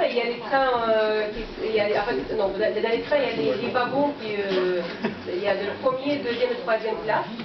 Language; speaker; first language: French; non-native, fluent; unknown